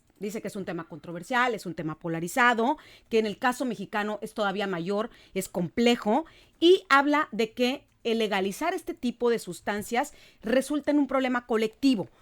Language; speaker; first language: Spanish; native; Spanish